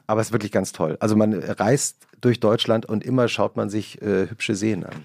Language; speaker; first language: German; native; German